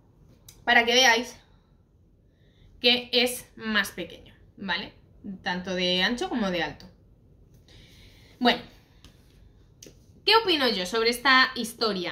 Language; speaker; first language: Spanish; native; Spanish